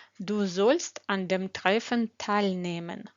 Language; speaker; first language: German; non-native, fluent; Ukrainian